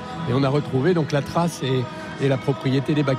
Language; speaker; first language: French; native; French